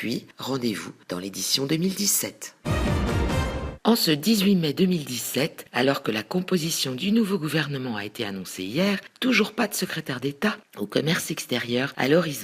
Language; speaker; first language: French; native; French